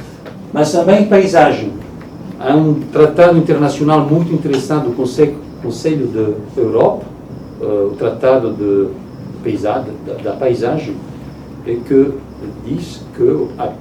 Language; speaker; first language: Portuguese; non-native, learner; Italian